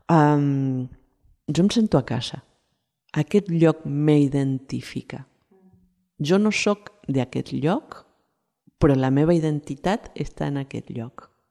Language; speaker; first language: Catalan; non-native, fluent; Spanish